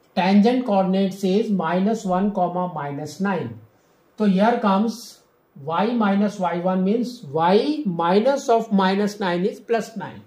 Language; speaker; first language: English; non-native, local second language; Hindi